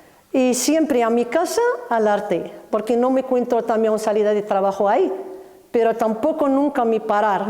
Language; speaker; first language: Spanish; non-native, learner; Arabic